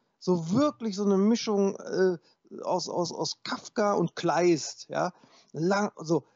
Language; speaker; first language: German; native; German